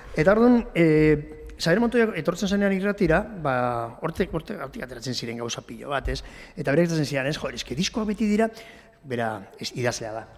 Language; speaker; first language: Basque; non-native, local second language; Spanish